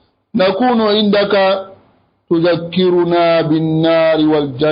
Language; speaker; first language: Arabic; non-native, fluent; French